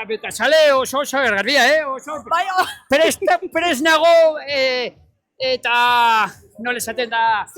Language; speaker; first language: Basque; non-native, learner; Spanish